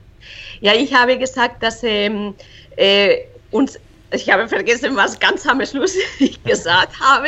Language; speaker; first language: German; non-native, fluent; Spanish